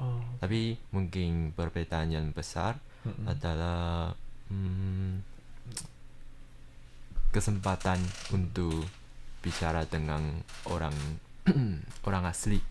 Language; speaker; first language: Indonesian; early bilingual, heritage; Indonesian